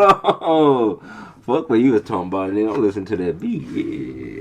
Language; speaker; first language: English; native; English